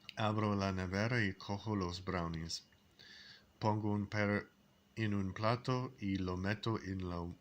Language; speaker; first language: Spanish; non-native, learner; English